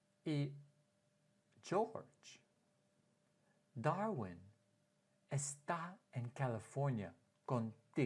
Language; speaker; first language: Spanish; non-native, fluent; English